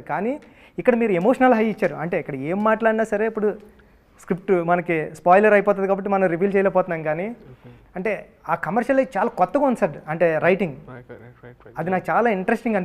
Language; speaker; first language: Telugu; native; Telugu